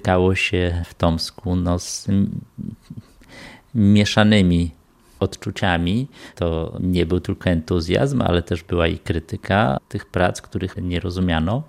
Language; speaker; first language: Polish; native; Polish